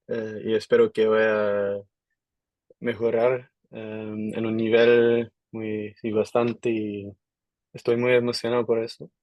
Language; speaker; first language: Spanish; non-native, learner; Dutch